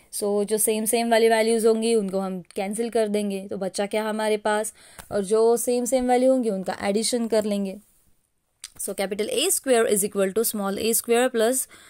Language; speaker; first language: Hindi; non-native, local second language; Marathi